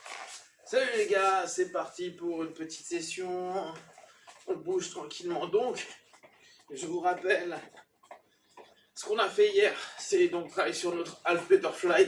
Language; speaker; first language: French; native; French